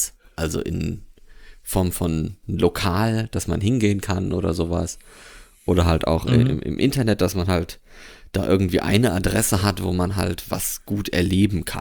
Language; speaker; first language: German; native; German